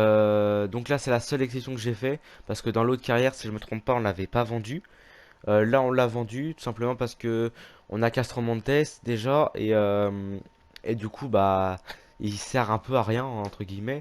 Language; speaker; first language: French; native; French